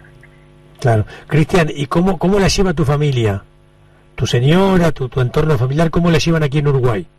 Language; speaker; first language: Spanish; native; Spanish